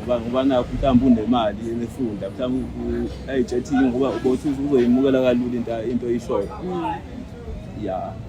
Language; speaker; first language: Zulu; native; Zulu